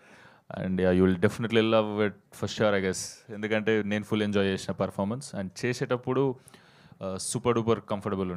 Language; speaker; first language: Telugu; native; Telugu